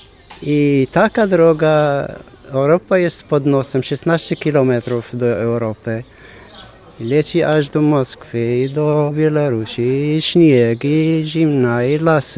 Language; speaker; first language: Polish; non-native, fluent; Arabic